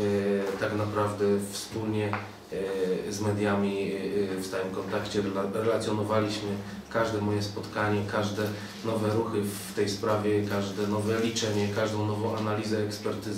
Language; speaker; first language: Polish; native; Polish